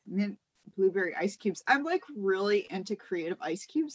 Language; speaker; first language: English; native; English